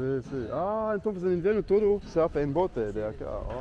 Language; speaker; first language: Spanish; non-native, learner; English